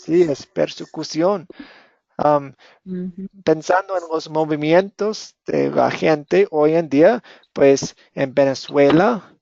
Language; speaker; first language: Spanish; non-native, fluent; English